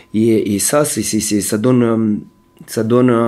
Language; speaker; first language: French; native; French